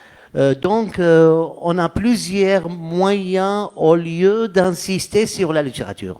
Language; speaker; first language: French; non-native, fluent; Arabic